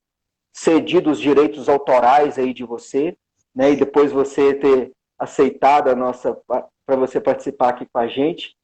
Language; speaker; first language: Portuguese; native; Portuguese